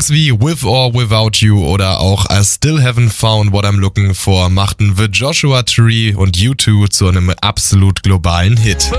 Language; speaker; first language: German; native; German